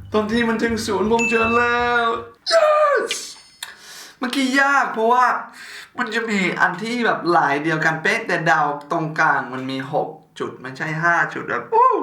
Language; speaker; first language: Thai; non-native, fluent; English